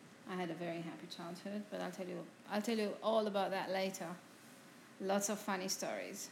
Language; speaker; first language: English; non-native, fluent; Romanian